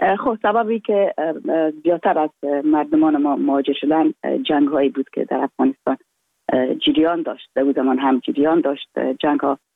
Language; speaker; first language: Persian; native; Persian